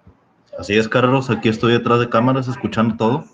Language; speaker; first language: Spanish; native; Spanish